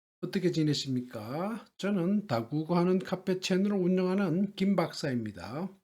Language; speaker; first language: Korean; native; Korean